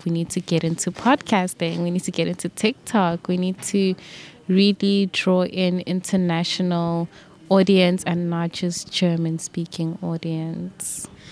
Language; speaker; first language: English; non-native, local second language; Venda